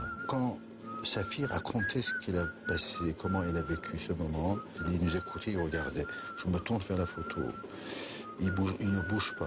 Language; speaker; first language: French; non-native, fluent; Persian